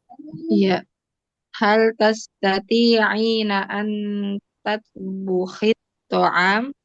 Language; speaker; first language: Arabic; non-native, learner; Indonesian